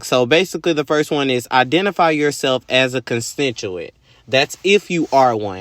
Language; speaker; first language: English; native; English